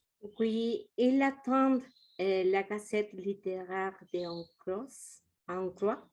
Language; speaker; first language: French; non-native, learner; Spanish